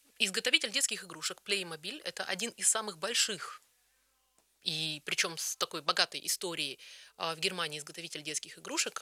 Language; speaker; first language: Russian; early bilingual, heritage; Russian